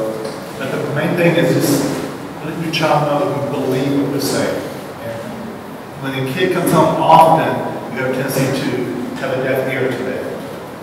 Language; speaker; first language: English; native; English